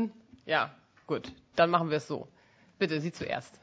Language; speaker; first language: German; native; German